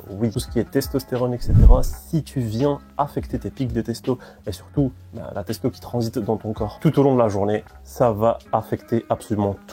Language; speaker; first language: French; native; French